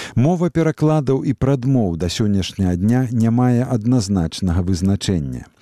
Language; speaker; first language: Belarusian; native; Belarusian